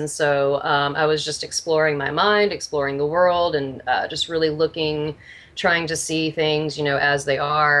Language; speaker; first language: English; native; English